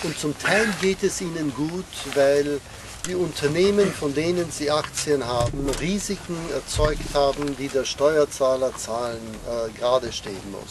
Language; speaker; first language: German; non-native, fluent; English